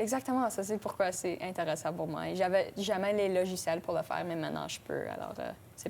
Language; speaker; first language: French; non-native, local second language; English